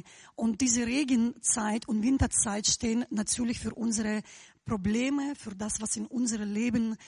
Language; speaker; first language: German; non-native, fluent; Russian